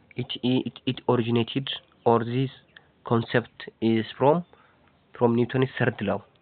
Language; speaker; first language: English; non-native, local second language; Amharic